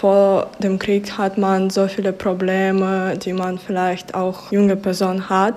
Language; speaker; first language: German; non-native, fluent; Ukrainian